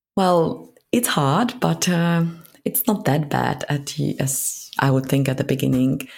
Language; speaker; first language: English; non-native, fluent; Czech